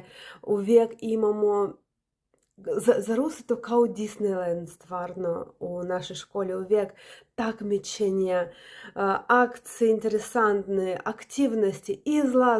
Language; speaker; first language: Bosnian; non-native, learner; Russian